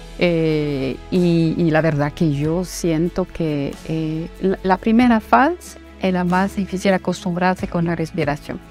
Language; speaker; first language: Spanish; non-native, fluent; Italian